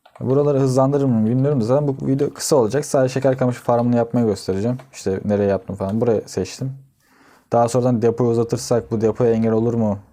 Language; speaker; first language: Turkish; native; Turkish